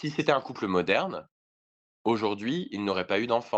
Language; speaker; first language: French; native; French